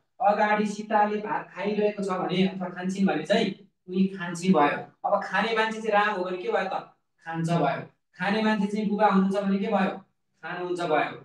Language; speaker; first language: Nepali; native; Nepali